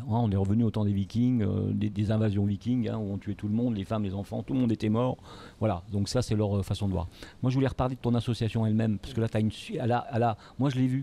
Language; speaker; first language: French; native; French